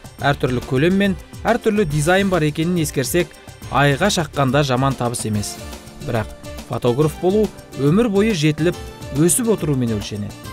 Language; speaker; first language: Kazakh; native; Kazakh